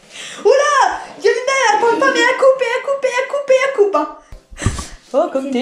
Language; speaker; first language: French; native; French